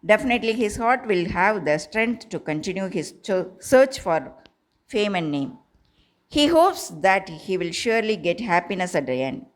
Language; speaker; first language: English; non-native, local second language; Tamil